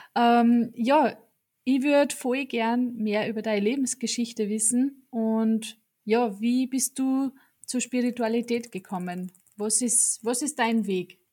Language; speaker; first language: German; native; German